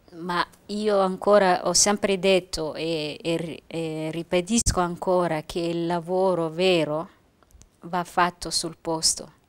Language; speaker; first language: Italian; non-native, fluent; Somali